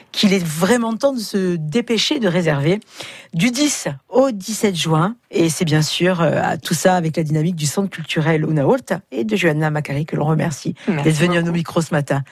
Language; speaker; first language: French; native; French